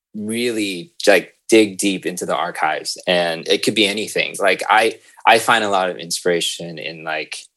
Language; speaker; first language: English; native; English